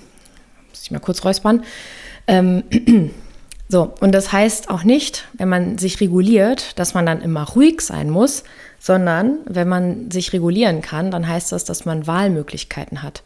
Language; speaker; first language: German; native; German